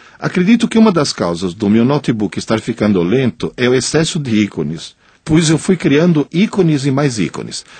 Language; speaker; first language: Portuguese; non-native, fluent; Italian